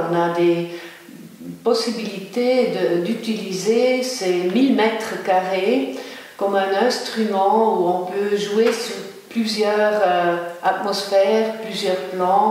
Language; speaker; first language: French; non-native, local second language; German